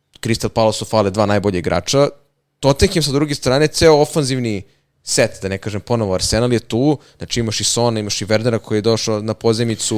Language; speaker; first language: Serbian; native; Serbian